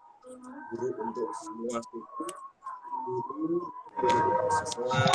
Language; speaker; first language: Indonesian; non-native, local second language; Javanese